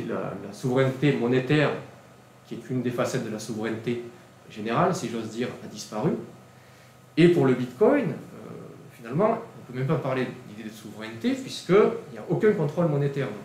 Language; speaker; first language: French; native; French